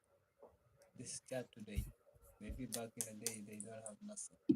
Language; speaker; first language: English; non-native, fluent; Arabic